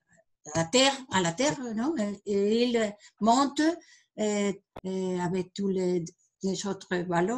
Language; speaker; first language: French; non-native, learner; Spanish